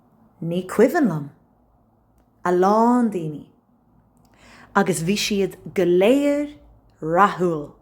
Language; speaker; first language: Irish; non-native, local second language; English